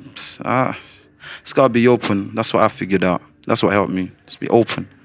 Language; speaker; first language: English; native; English